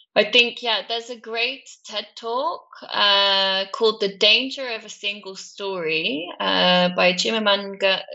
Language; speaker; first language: English; native; English